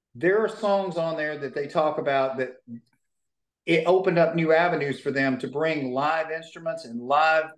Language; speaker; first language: English; native; English